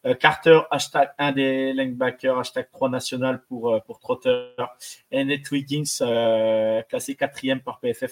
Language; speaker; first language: French; native; French